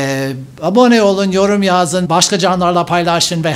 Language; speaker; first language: Turkish; non-native, fluent; English